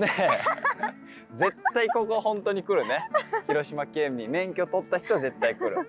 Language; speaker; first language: Japanese; native; Japanese